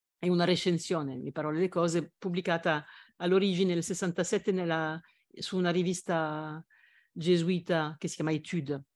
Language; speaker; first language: Italian; non-native, fluent; French